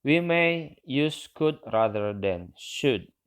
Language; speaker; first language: English; non-native, fluent; Indonesian